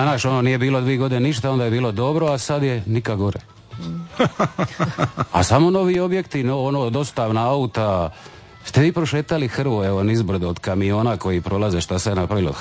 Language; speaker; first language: Serbian; native; Serbian